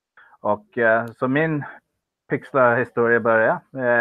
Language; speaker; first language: Swedish; non-native, fluent; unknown